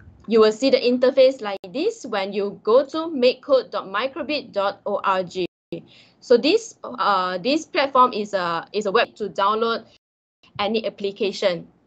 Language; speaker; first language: English; non-native, local second language; Malay